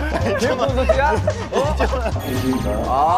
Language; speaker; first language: Korean; native; Korean